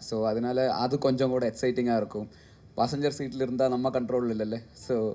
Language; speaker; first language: Tamil; non-native, learner; Malayalam